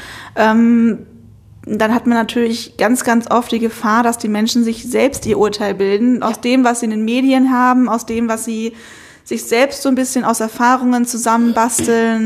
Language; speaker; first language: German; native; German